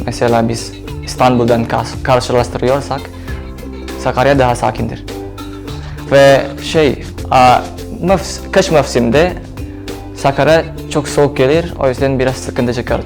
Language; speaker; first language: Turkish; non-native, learner; Indonesian